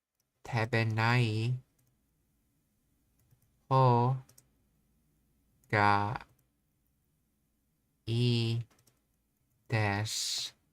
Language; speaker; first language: Japanese; non-native, learner; English